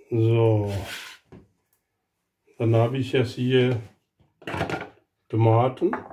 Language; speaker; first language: German; non-native, learner; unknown